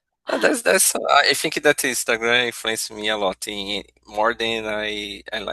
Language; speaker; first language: English; non-native, learner; Portuguese